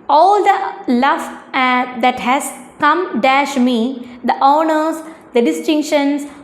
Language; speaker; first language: English; non-native, local second language; Malayalam